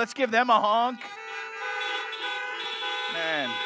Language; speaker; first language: English; native; English